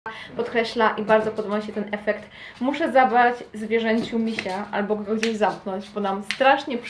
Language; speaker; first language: Polish; native; Polish